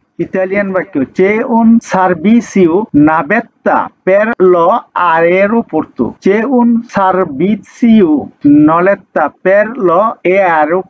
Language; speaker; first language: Italian; non-native, learner; Bangla